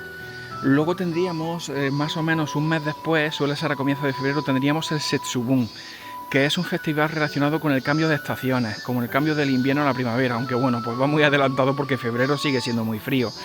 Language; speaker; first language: Spanish; native; Spanish